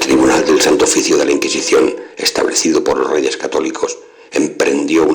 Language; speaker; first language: Spanish; native; Spanish